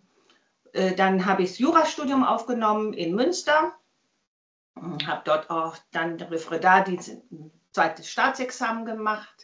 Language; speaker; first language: German; native; German